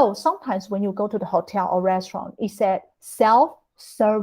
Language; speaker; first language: English; non-native, fluent; Chinese